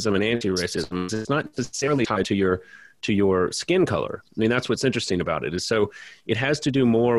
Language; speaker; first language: English; native; English